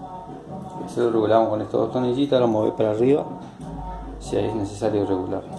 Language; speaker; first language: Spanish; native; Spanish